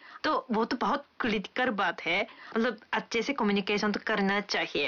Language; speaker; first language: Hindi; non-native, fluent; Japanese